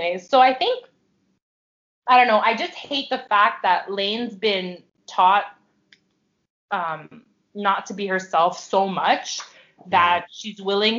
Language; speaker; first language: English; native; English